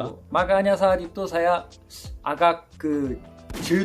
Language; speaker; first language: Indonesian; non-native, fluent; Korean